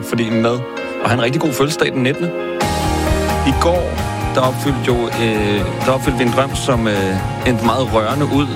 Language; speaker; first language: Danish; native; Danish